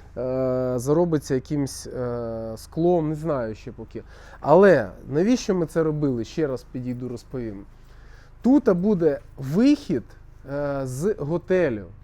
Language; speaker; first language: Ukrainian; non-native, local second language; Russian